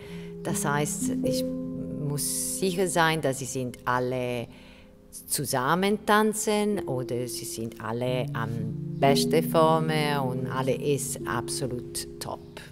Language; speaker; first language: German; non-native, fluent; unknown